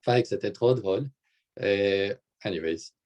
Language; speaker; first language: French; non-native, local second language; Arabic